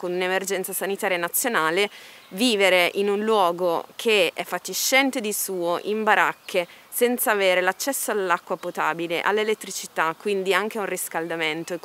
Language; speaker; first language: Italian; native; Italian